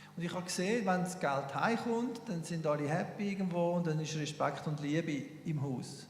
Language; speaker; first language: German; native; German